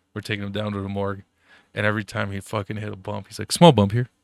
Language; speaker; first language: English; early bilingual, other home language; German